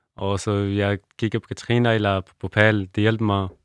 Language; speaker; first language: Danish; non-native, learner; Persian